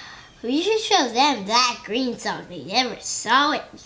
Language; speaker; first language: English; native; English